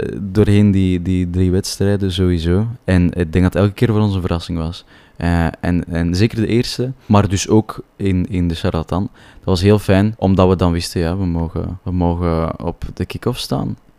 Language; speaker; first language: Dutch; native; Dutch